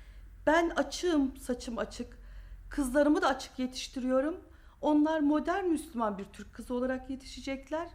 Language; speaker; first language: Turkish; native; Turkish